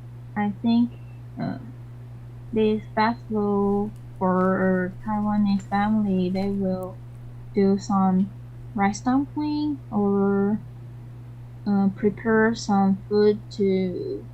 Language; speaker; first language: English; non-native, learner; Chinese